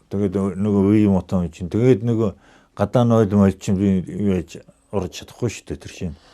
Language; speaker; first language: Mongolian; native; Mongolian